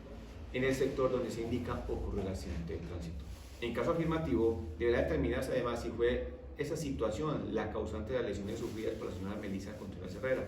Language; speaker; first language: Spanish; native; Spanish